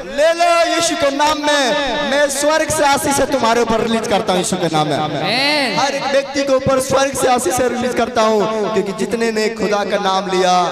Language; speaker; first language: Hindi; native; Hindi